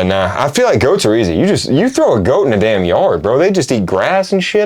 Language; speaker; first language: English; native; English